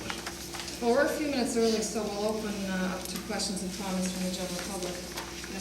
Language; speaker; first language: English; native; English